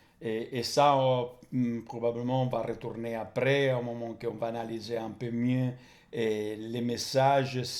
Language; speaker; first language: French; non-native, fluent; Italian